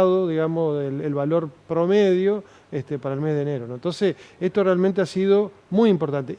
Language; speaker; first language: Spanish; native; Spanish